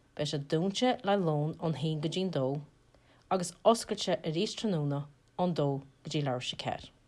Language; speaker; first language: Irish; native; Irish